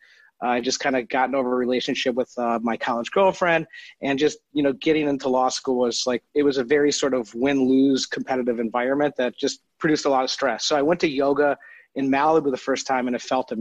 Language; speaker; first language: English; native; English